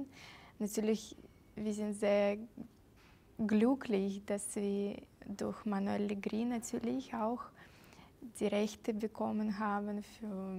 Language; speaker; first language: German; non-native, fluent; Russian